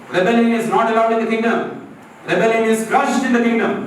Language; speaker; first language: English; non-native, local second language; Telugu